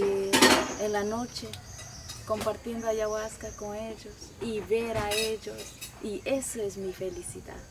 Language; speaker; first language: Spanish; non-native, local second language; Shipibo-Conibo